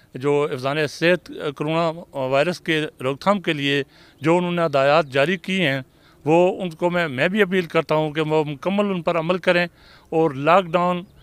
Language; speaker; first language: Urdu; non-native, local second language; Pahari-Potwari